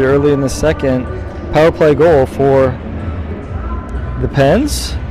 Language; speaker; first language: English; native; English